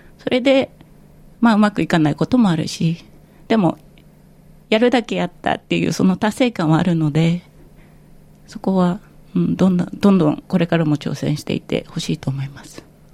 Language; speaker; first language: Japanese; native; Japanese